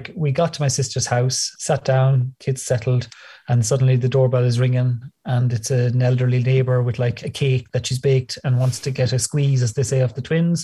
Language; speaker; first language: English; native; English